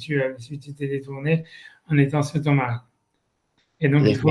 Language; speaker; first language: French; native; French